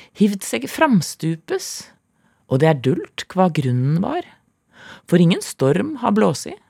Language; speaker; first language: Norwegian; native; Norwegian